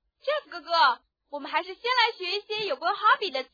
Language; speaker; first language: Chinese; native; Chinese